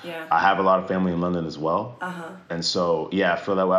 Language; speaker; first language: English; early bilingual, other home language; French